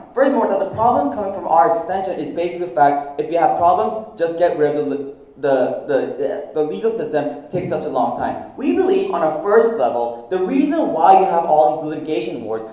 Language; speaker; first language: English; non-native, fluent; Korean